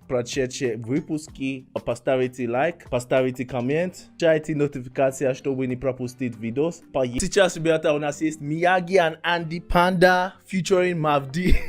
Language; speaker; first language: Russian; non-native, fluent; English